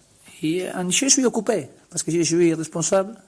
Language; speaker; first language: French; non-native, learner; Spanish